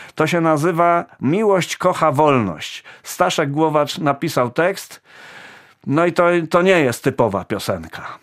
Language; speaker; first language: Polish; native; Polish